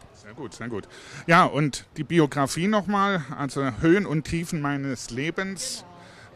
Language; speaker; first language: German; native; German